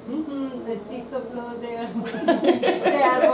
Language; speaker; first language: English; non-native, learner; Spanish